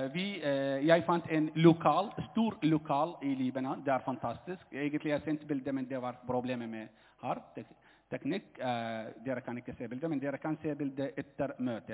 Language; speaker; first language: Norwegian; non-native, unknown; Arabic